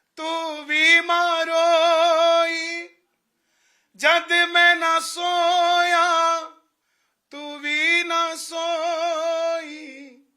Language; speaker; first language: Punjabi; non-native, local second language; Hindi